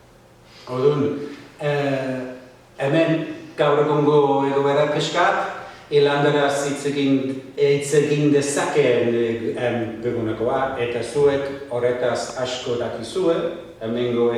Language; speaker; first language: Basque; non-native, fluent; English